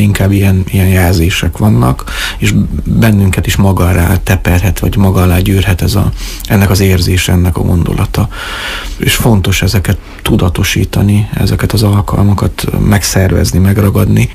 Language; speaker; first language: Hungarian; native; Hungarian